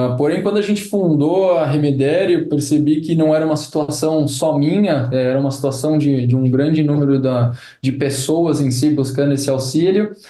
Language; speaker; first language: Portuguese; native; Portuguese